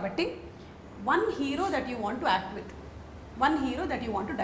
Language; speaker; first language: Telugu; native; Telugu